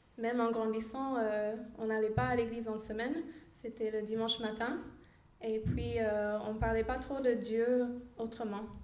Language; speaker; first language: French; non-native, fluent; English